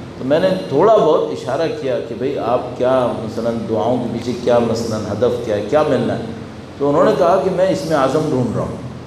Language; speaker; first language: Urdu; early bilingual, heritage; Urdu